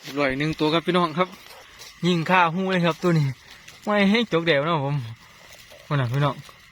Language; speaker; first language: Thai; native; Thai